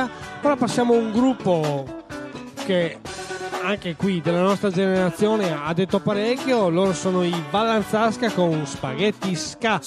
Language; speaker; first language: Italian; native; Italian